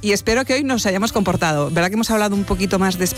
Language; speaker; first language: Spanish; native; Spanish